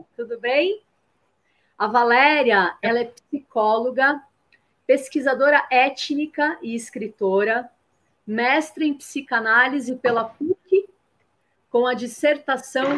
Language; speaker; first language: Portuguese; native; Portuguese